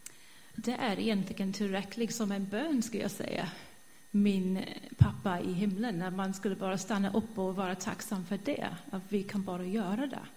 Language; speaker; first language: Swedish; non-native, fluent; English